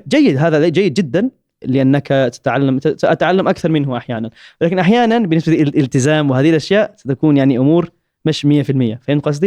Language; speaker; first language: Arabic; non-native, learner; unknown